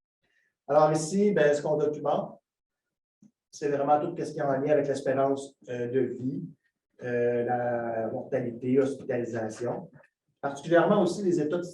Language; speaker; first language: French; native; French